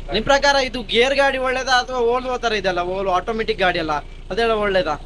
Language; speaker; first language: Kannada; non-native, local second language; Tulu